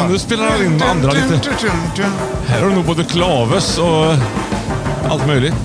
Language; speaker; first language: Swedish; native; Swedish